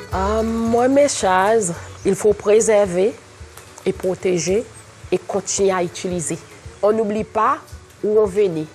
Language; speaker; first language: French; non-native, local second language; Seselwa Creole French